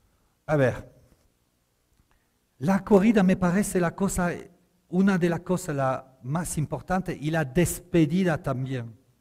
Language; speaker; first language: Spanish; non-native, fluent; French